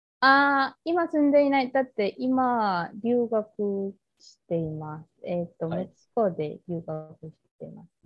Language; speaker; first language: Japanese; non-native, learner; Spanish